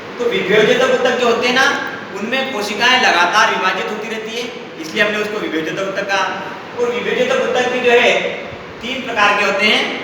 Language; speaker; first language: Hindi; native; Hindi